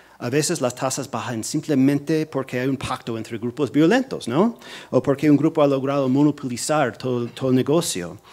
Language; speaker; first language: Spanish; non-native, fluent; English